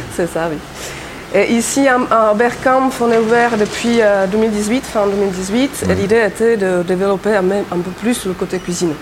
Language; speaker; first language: French; non-native, fluent; Czech